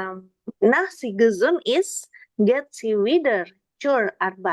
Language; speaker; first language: German; non-native, learner; Indonesian